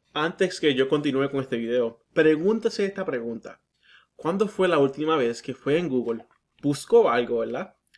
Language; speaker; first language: Spanish; early bilingual, heritage; Spanish